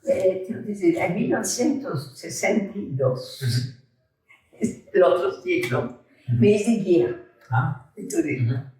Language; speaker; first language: Spanish; early bilingual, heritage; Ladino